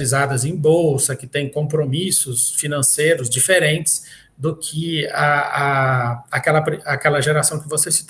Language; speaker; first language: Portuguese; native; Portuguese